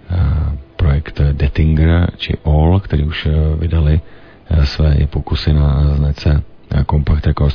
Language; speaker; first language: Czech; native; Czech